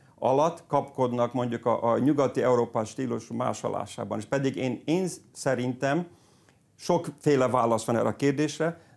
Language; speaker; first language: Hungarian; early bilingual, heritage; Portuguese